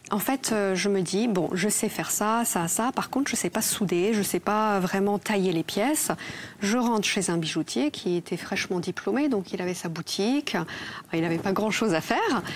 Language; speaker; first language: French; non-native, fluent; Polish